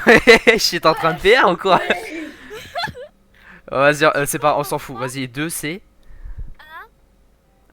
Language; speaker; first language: French; native; French